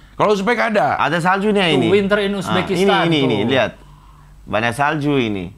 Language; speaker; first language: Indonesian; non-native, fluent; Uzbek